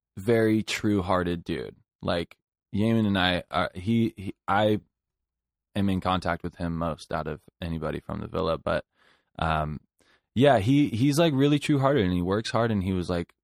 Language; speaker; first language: English; native; English